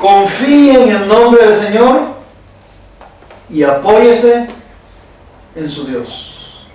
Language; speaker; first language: Spanish; native; Spanish